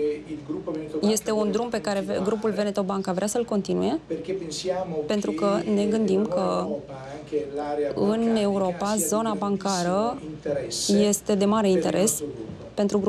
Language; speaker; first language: Romanian; non-native, fluent; Italian